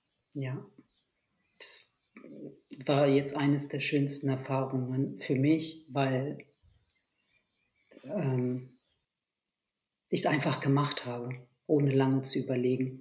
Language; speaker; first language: German; early bilingual, other home language; Turkish